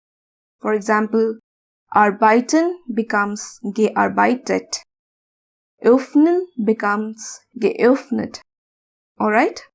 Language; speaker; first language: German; non-native, fluent; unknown